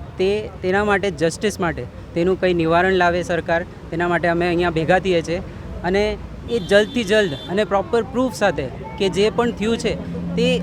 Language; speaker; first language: Gujarati; non-native, local second language; Bangla